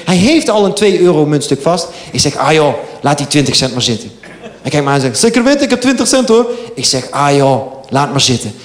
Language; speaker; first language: Dutch; native; Dutch